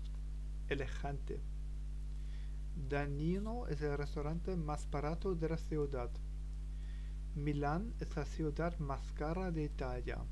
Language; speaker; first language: Spanish; non-native, learner; German